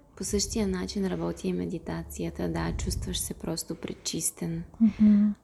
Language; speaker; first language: Bulgarian; non-native, fluent; Russian